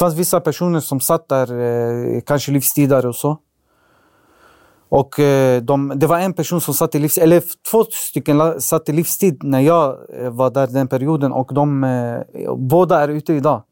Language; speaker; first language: Swedish; early bilingual, other home language; Arabic